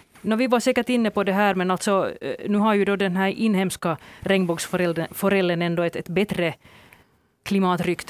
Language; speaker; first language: Swedish; native; Swedish